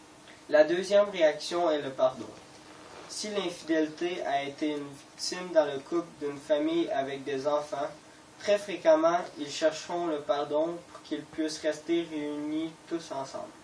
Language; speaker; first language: French; native; French